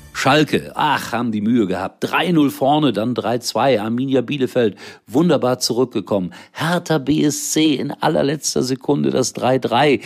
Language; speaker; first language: German; native; German